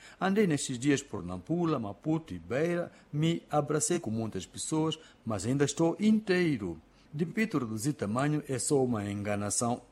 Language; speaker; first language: Portuguese; non-native, local second language; Makhuwa